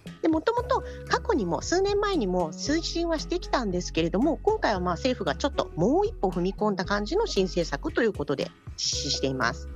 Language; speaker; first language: Japanese; native; Japanese